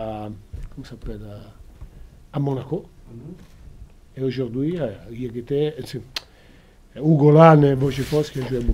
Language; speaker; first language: French; non-native, fluent; Italian